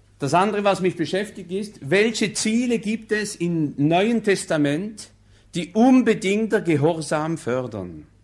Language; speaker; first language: German; non-native, local second language; Swiss German